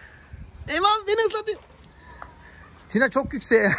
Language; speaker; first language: Turkish; native; Turkish